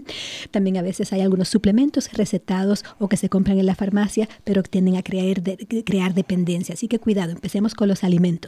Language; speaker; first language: Spanish; native; Spanish